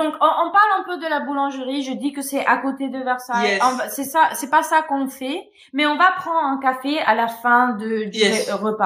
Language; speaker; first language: French; non-native, fluent; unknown